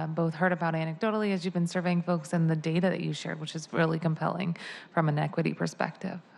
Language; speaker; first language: English; native; English